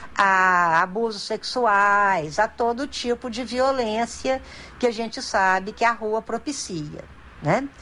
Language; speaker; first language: Portuguese; native; Portuguese